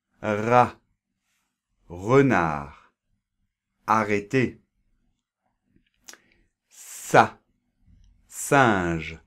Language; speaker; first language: French; native; French